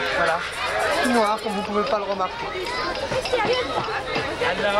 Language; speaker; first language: French; native; French